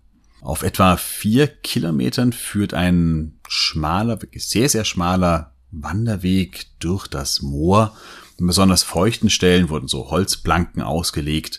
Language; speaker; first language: German; native; German